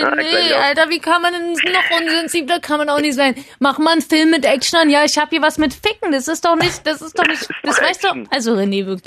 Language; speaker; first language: German; native; German